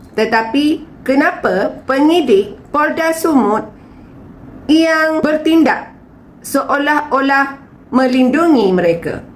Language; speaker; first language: Malay; native; Malay